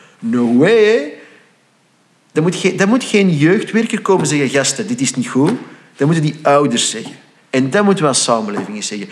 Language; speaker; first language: Dutch; native; Dutch